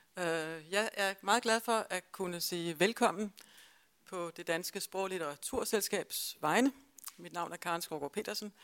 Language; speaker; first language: Danish; native; Danish